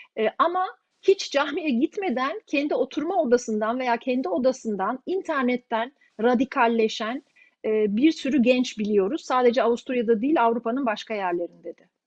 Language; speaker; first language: Turkish; native; Turkish